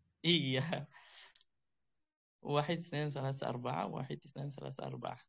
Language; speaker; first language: Arabic; non-native, fluent; Indonesian